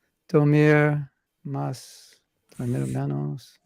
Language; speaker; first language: Spanish; non-native, learner; English